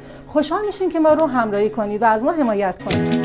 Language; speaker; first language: Persian; native; Persian